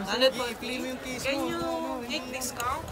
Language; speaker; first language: English; non-native, learner; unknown